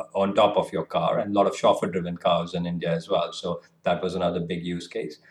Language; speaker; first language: English; non-native, local second language; Hindi